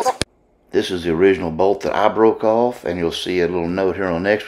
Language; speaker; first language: English; native; English